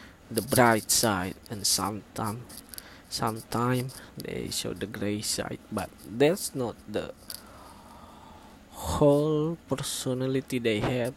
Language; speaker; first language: English; non-native, learner; Indonesian